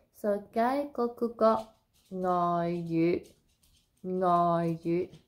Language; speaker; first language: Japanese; non-native, fluent; Cantonese